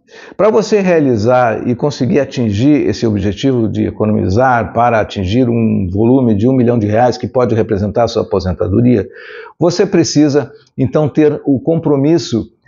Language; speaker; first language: Portuguese; native; Portuguese